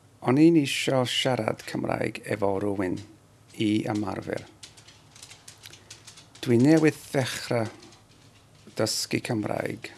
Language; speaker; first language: Welsh; non-native, learner; English